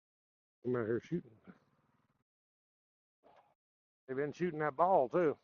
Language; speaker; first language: English; native; English